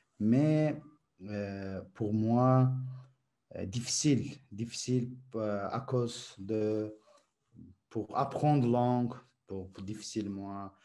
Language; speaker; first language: French; non-native, learner; Azerbaijani